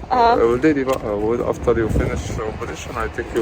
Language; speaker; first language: English; non-native, learner; Arabic